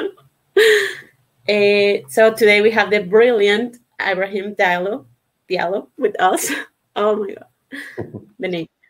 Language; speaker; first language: English; non-native, fluent; Spanish